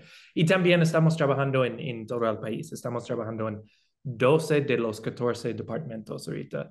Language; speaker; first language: Spanish; non-native, fluent; English